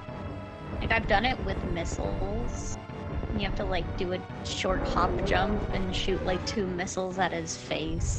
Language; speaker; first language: English; native; English